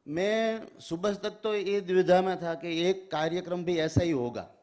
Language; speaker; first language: Hindi; non-native, local second language; Gujarati